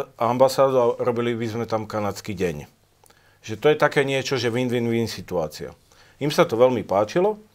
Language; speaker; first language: Slovak; native; Slovak